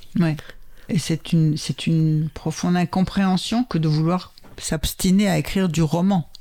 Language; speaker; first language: French; native; French